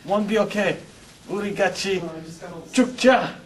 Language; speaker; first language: Korean; non-native, learner; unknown